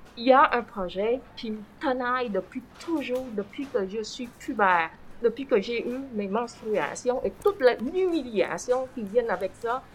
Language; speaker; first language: French; non-native, fluent; Vietnamese